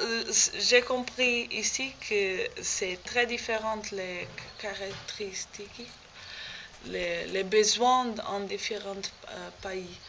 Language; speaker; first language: French; non-native, learner; Portuguese